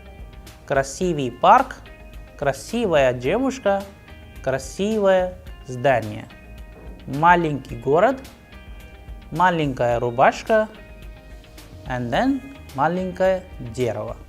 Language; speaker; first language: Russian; non-native, fluent; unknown